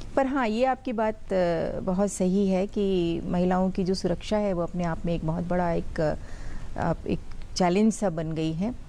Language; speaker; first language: Hindi; native; Hindi